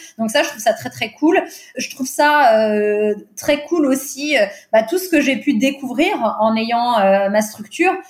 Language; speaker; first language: French; early bilingual, other home language; Portuguese